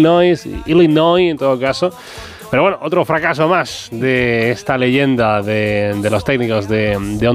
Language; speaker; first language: Spanish; native; Spanish